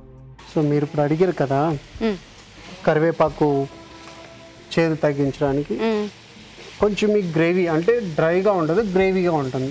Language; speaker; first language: Telugu; native; Telugu